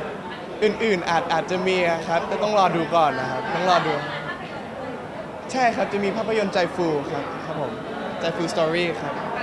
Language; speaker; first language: Thai; non-native, local second language; English